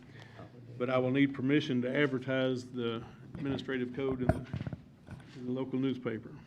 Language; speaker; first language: English; native; English